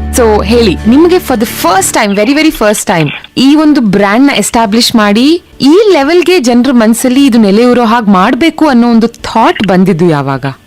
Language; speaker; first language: Kannada; native; Kannada